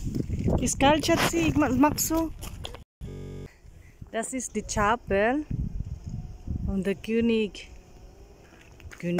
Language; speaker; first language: German; non-native, learner; Filipino